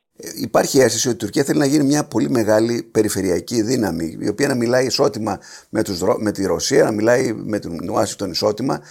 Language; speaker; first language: Greek; native; Greek